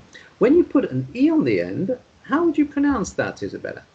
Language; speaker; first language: English; non-native, fluent; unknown